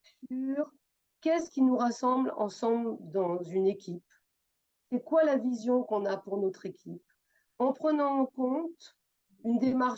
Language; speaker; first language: French; native; French